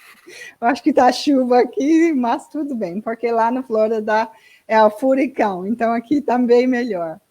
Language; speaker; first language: Portuguese; non-native, learner; English